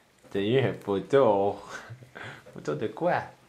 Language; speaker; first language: French; non-native, fluent; English